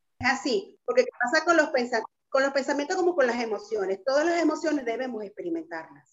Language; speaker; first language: Spanish; native; Spanish